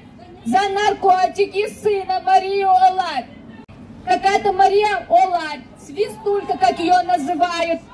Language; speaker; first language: Russian; native; Russian